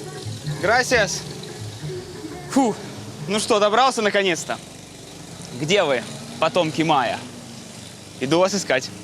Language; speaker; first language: Russian; native; Russian